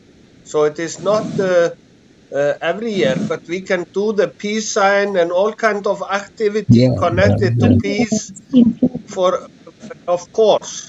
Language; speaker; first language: English; non-native, fluent; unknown